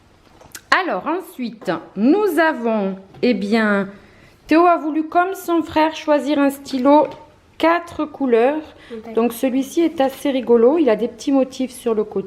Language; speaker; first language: French; native; French